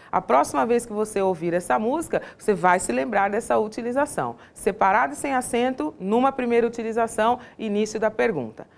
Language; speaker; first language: Portuguese; native; Portuguese